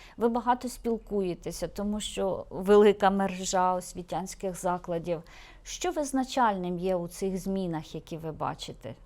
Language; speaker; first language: Ukrainian; native; Ukrainian